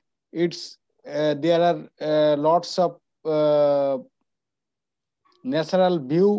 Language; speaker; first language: English; non-native, learner; Bangla